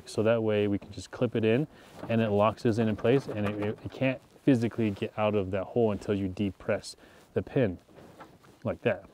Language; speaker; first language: English; native; English